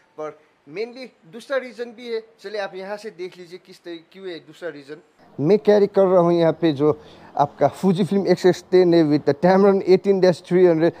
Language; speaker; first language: Hindi; non-native, local second language; Nepali